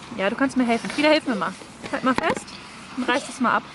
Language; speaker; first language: German; native; German